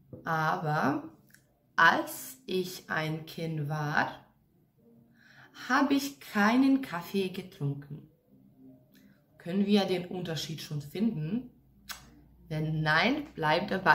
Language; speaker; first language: German; non-native, fluent; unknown